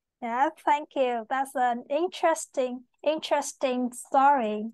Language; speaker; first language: English; non-native, learner; Vietnamese